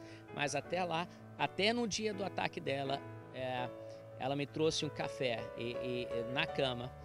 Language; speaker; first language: Portuguese; non-native, fluent; English